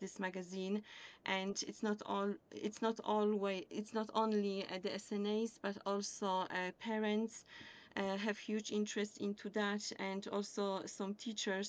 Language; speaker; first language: English; non-native, fluent; Polish